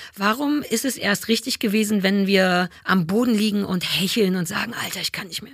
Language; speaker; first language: German; native; German